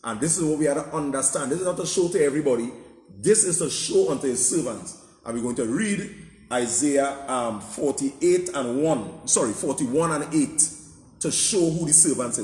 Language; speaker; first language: English; native; English